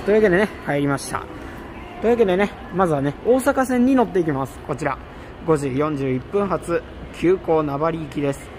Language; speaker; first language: Japanese; native; Japanese